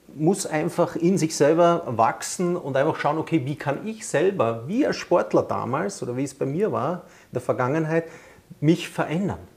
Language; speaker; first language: German; native; German